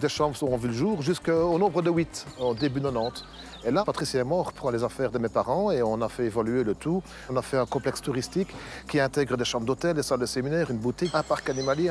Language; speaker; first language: French; native; French